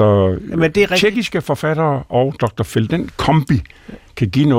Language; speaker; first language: Danish; native; Danish